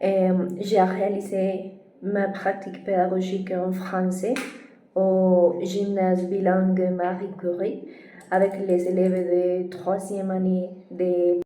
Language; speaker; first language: French; non-native, fluent; Spanish